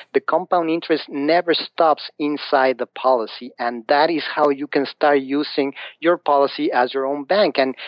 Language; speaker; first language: English; non-native, fluent; Spanish